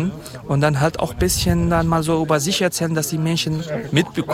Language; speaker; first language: German; non-native, fluent; Kurdish